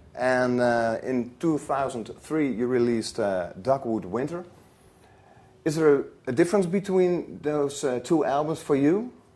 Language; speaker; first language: English; non-native, fluent; Dutch